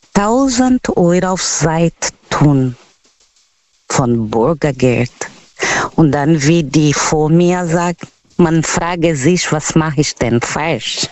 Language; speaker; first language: German; non-native, learner; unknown